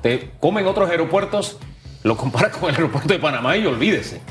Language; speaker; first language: Spanish; native; Spanish